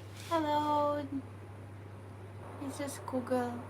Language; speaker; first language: English; non-native, learner; Ukrainian